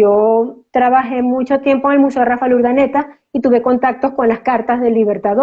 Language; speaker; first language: Spanish; native; Spanish